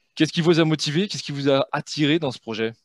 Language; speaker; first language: French; native; French